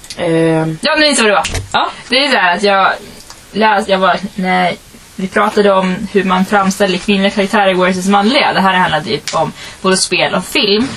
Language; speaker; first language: Swedish; early bilingual, other home language; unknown